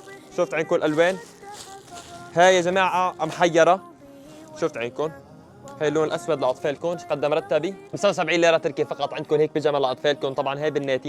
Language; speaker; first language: Arabic; native; Arabic